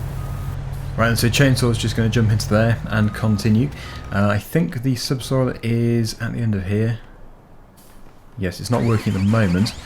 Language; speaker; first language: English; native; English